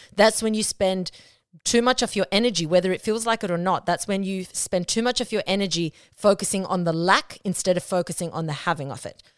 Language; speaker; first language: English; non-native, local second language; Spanish